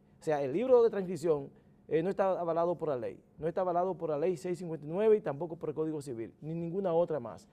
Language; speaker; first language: Spanish; native; Spanish